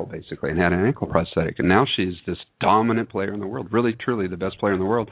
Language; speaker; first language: English; native; English